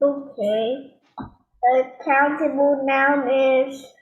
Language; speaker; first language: English; non-native, learner; Vietnamese